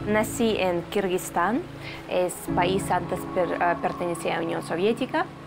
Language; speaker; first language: Spanish; non-native, fluent; Russian